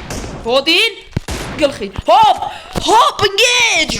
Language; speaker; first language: Armenian; native; Armenian